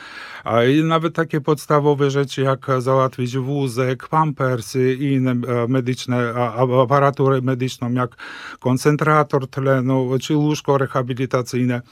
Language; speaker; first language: Polish; early bilingual, heritage; Polish